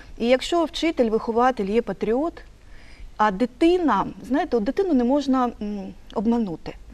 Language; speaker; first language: Ukrainian; native; Ukrainian